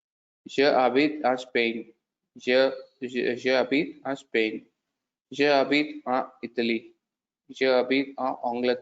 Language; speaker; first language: French; non-native, learner; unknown